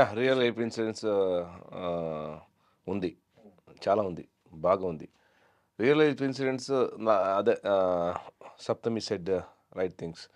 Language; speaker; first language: Telugu; non-native, learner; Kannada